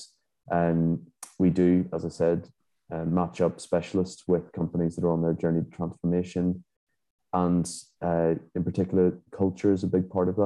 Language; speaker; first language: English; native; English